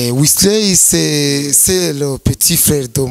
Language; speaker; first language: French; non-native, learner; Rundi